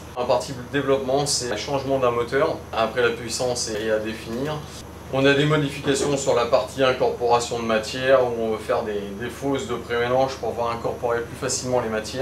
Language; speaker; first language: French; native; French